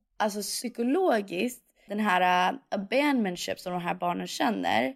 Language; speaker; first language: Swedish; early bilingual, heritage; Swedish